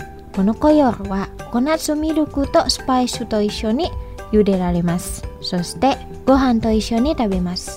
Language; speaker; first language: Japanese; non-native, fluent; Indonesian